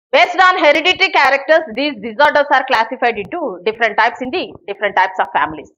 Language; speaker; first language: English; non-native, local second language; Telugu